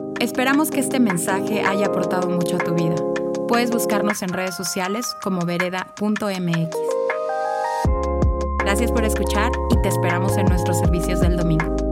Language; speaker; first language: Spanish; native; Spanish